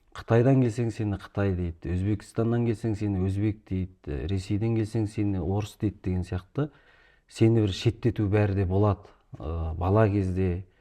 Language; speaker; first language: Kazakh; early bilingual, heritage; Kazakh